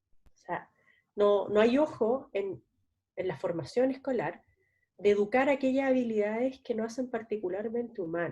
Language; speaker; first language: Spanish; native; Spanish